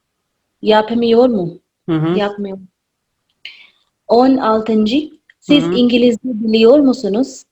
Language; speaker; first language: Turkish; non-native, learner; Urdu